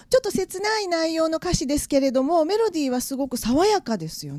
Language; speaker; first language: Japanese; native; Japanese